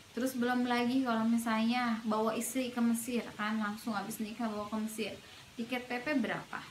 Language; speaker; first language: Indonesian; native; Indonesian